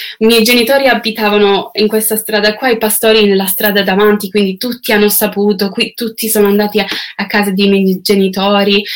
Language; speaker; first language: Italian; non-native, fluent; English